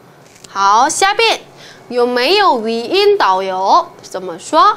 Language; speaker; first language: Chinese; non-native, fluent; Korean